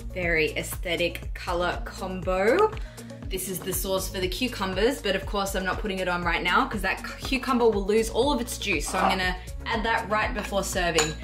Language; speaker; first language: English; native; English